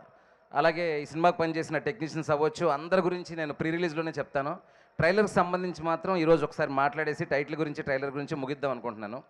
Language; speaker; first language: Telugu; native; Telugu